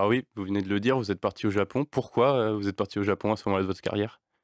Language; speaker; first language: French; native; French